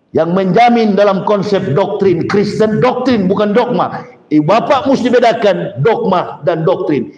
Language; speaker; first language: Indonesian; native; Indonesian